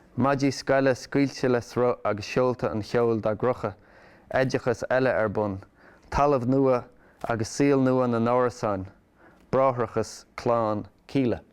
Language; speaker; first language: Irish; native; Irish